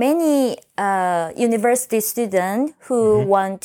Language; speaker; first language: English; non-native, fluent; Korean